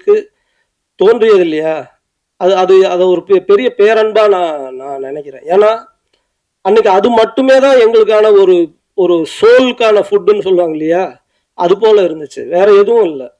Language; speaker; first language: Tamil; native; Tamil